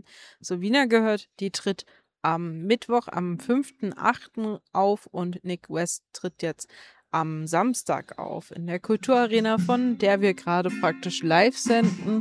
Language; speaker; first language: German; native; German